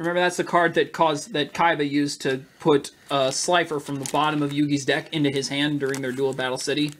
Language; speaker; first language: English; native; English